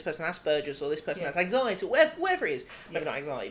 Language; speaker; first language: English; native; English